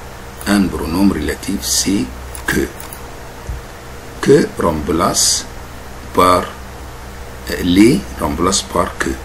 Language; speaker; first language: French; non-native, fluent; Arabic